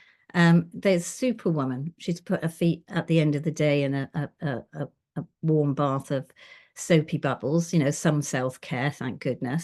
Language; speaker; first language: English; native; English